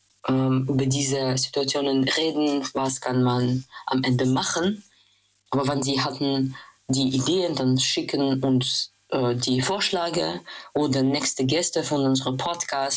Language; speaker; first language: German; non-native, learner; Russian